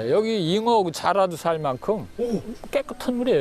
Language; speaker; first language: Korean; native; Korean